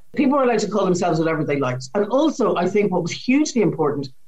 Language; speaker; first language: English; native; English